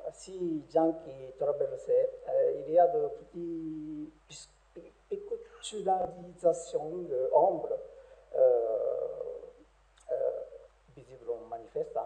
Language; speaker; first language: French; non-native, learner; Japanese